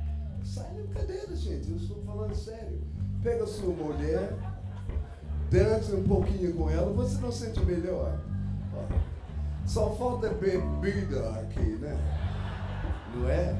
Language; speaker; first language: Portuguese; non-native, fluent; English